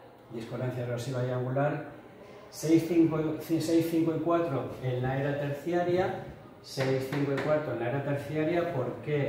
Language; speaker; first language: Spanish; native; Spanish